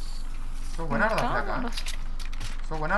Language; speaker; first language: Spanish; native; Spanish